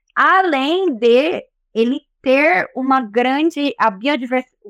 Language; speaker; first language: Portuguese; native; Portuguese